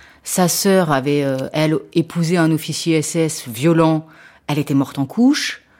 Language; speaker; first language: French; native; French